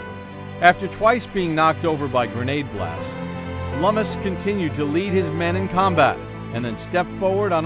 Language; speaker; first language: English; native; English